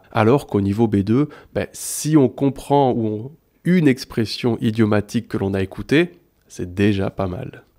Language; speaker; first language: French; native; French